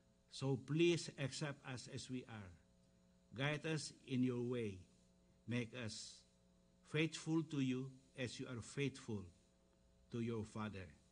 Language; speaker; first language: English; non-native, fluent; Indonesian